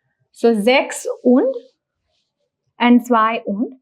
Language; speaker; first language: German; non-native, fluent; English